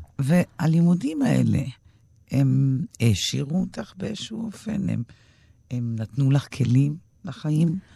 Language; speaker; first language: Hebrew; native; Hebrew